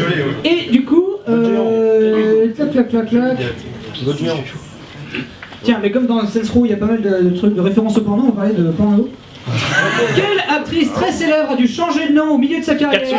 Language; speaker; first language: French; native; French